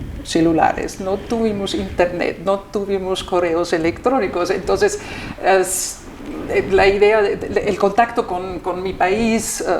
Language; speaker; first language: Spanish; non-native, fluent; German